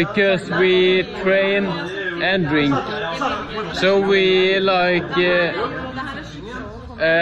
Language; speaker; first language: English; non-native, fluent; Norwegian